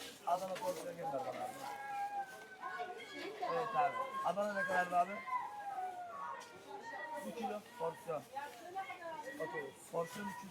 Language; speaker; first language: Turkish; native; Turkish